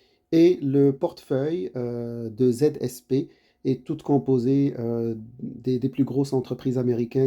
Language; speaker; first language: French; native; French